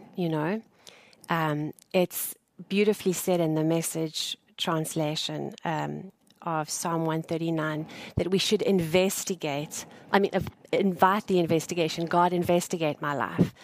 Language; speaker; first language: English; native; English